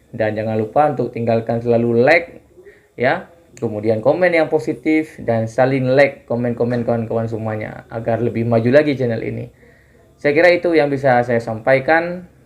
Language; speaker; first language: Indonesian; non-native, local second language; Achinese